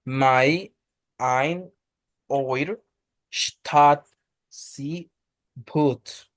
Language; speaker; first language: German; non-native, learner; Spanish